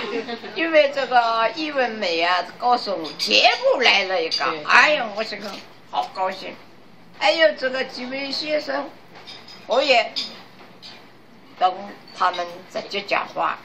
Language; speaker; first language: Chinese; non-native, local second language; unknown